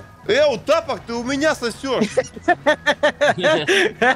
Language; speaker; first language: Russian; native; Russian